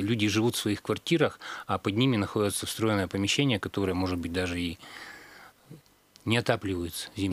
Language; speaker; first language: Russian; native; Russian